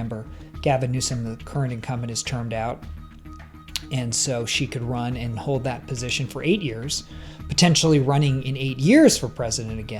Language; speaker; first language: English; native; English